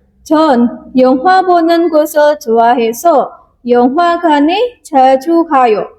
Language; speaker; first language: Korean; non-native, fluent; Indonesian